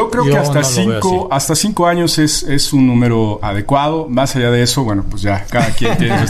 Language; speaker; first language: Spanish; native; Spanish